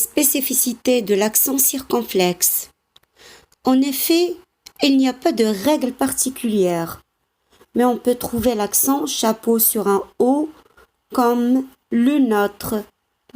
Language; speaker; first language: French; non-native, local second language; Arabic